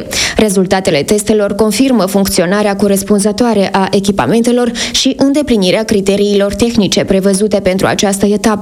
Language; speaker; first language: Romanian; native; Romanian